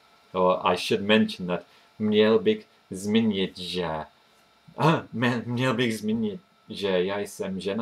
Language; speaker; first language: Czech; non-native, fluent; English